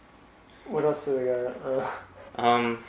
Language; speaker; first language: English; native; English